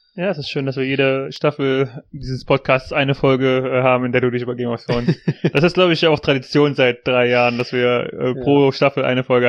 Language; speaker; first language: German; native; German